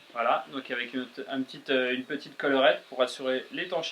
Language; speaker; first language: French; native; French